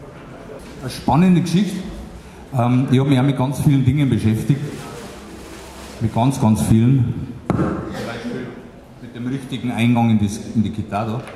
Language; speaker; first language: German; native; German